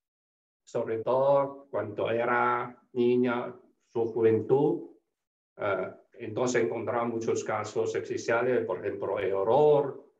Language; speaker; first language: Spanish; non-native, fluent; Chinese